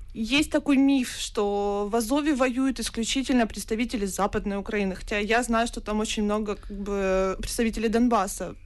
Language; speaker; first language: Russian; native; Russian